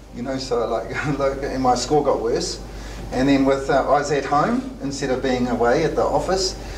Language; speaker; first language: English; native; English